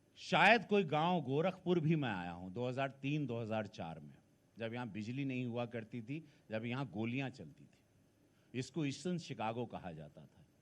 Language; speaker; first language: Hindi; native; Hindi